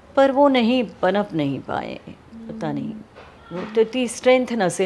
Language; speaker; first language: Hindi; non-native, local second language; Marathi